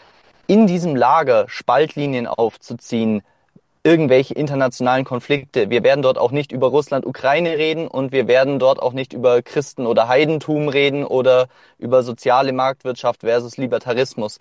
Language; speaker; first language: German; native; German